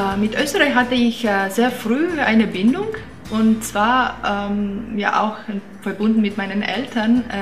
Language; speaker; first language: German; non-native, fluent; Croatian